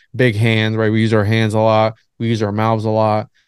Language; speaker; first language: English; native; English